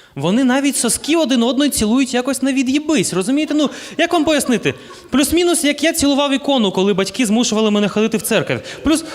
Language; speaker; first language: Ukrainian; non-native, local second language; Russian